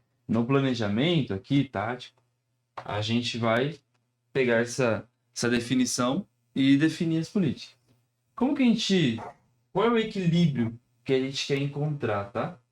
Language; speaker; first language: Portuguese; native; Portuguese